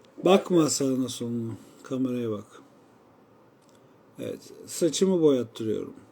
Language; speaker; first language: Turkish; native; Turkish